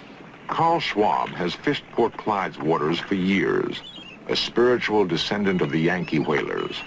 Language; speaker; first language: English; native; English